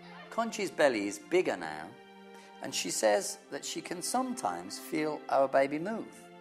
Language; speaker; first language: English; native; English